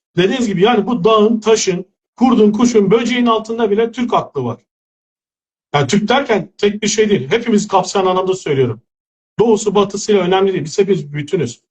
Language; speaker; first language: Turkish; native; Turkish